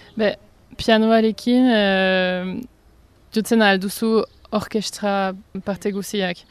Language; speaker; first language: Basque; non-native, local second language; French